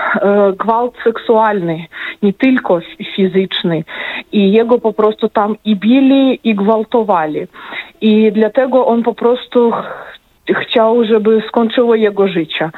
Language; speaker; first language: Polish; non-native, fluent; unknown